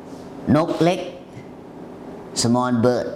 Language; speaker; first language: English; non-native, learner; Thai